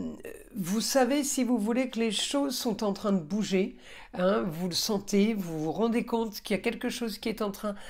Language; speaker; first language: French; native; French